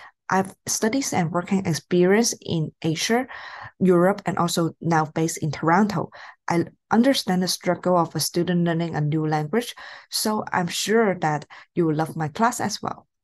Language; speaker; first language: English; non-native, local second language; Cantonese